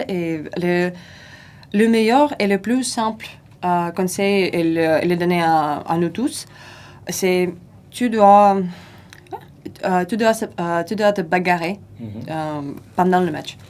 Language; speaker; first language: French; non-native, fluent; Russian